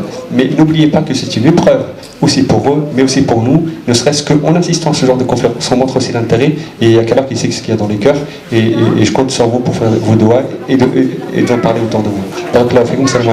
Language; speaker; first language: French; native; French